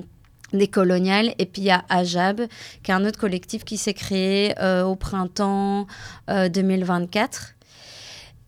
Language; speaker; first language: French; native; French